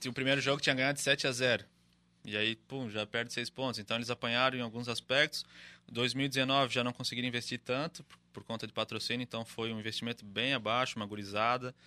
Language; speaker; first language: Portuguese; native; Portuguese